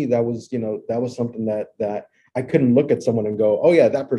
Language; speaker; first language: English; native; English